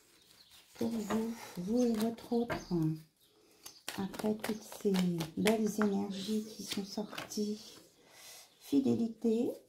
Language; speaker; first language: French; native; French